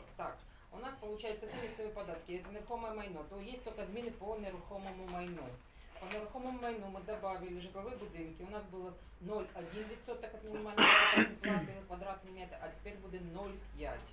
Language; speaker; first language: Ukrainian; non-native, local second language; Russian